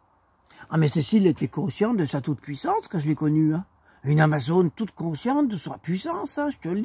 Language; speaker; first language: French; native; French